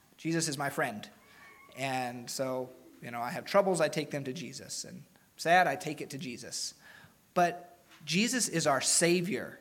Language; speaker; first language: English; native; English